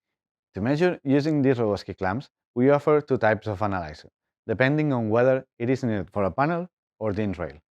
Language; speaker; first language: English; non-native, fluent; Spanish